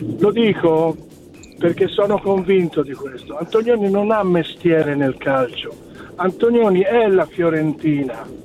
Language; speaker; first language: Italian; native; Italian